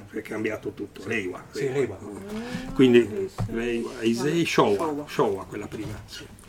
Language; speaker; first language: Italian; native; Italian